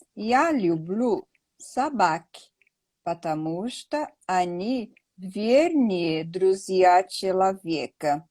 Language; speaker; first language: Russian; non-native, learner; Portuguese